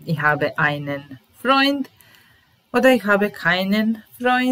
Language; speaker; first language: German; non-native, fluent; Serbian